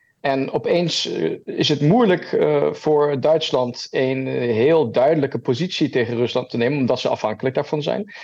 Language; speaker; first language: Dutch; early bilingual, heritage; German